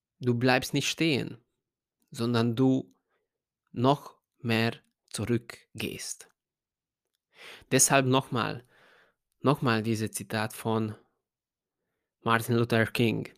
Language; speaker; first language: German; non-native, fluent; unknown